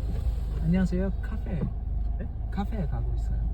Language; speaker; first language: Korean; non-native, learner; Uzbek